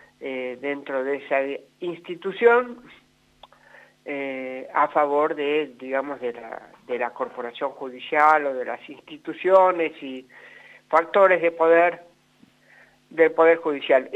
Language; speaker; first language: Spanish; native; Spanish